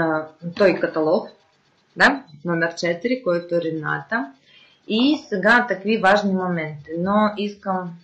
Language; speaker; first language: Bulgarian; non-native, fluent; Russian